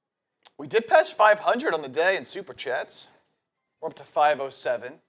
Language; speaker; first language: English; native; English